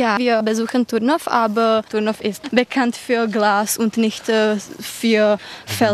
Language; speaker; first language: German; non-native, learner; Czech